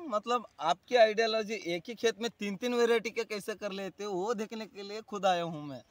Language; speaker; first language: Hindi; non-native, local second language; Kannada